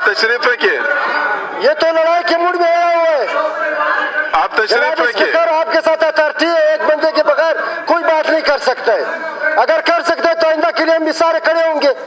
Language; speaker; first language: Urdu; non-native, local second language; Pashto